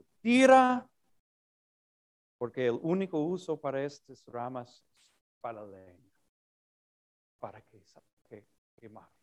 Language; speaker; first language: Spanish; non-native, fluent; English